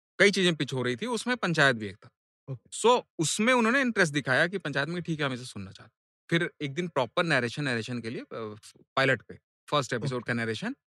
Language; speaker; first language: Hindi; native; Hindi